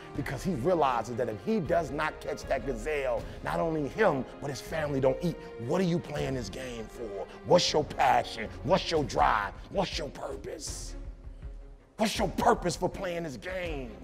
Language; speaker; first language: English; native; English